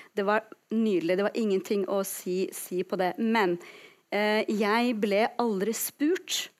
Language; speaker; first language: Norwegian; non-native, fluent; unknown